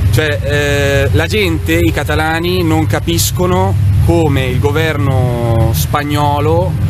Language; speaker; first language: Italian; non-native, fluent; Catalan